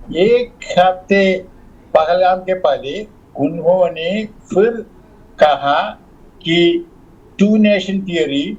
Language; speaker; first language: Hindi; non-native, local second language; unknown